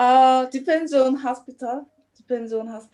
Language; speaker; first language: English; non-native, learner; Korean